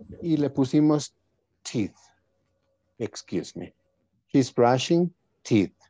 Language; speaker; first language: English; non-native, fluent; Spanish